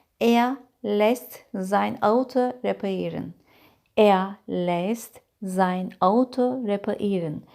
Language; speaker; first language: German; non-native, fluent; Turkish